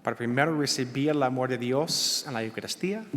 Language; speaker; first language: Spanish; non-native, learner; English